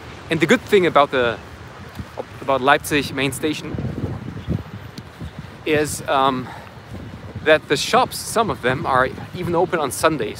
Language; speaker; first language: English; non-native, fluent; German